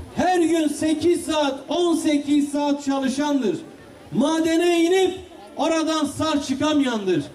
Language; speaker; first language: Turkish; non-native, local second language; Kurdish